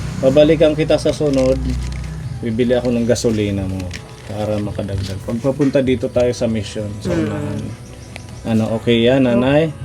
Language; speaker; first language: Filipino; native; Filipino